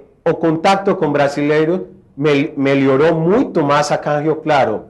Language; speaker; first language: Portuguese; non-native, fluent; Spanish